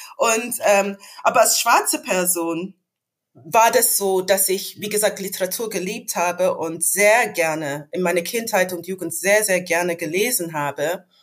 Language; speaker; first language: German; non-native, fluent; English